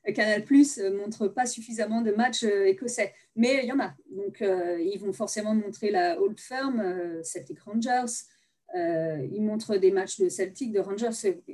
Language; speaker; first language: French; native; French